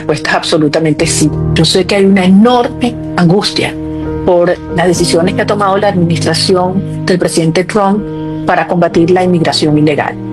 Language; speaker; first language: Spanish; native; Spanish